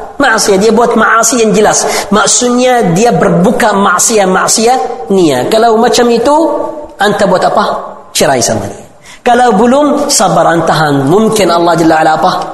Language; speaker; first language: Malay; non-native, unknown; Arabic